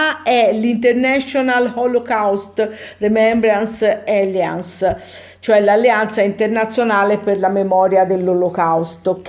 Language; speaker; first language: Italian; native; Italian